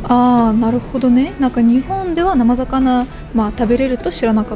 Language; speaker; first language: Japanese; non-native, fluent; Russian